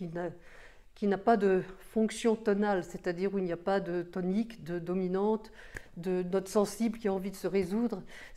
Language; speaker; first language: French; native; French